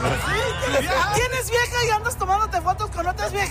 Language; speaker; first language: Spanish; early bilingual, heritage; Spanish